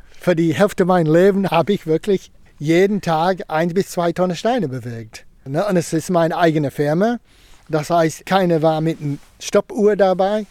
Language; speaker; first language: German; non-native, fluent; English